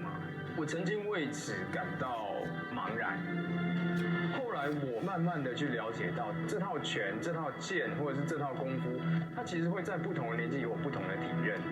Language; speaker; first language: Chinese; native; Chinese